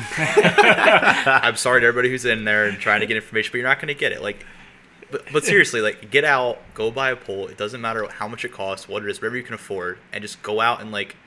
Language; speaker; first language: English; native; English